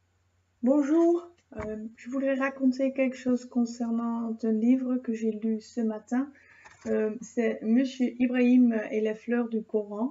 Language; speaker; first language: French; non-native, fluent; Dutch